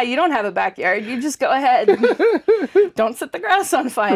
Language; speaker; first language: English; native; English